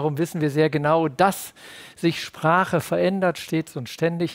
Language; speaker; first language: German; native; German